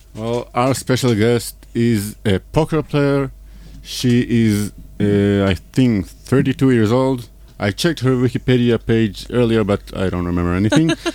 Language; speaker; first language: English; non-native, fluent; Hebrew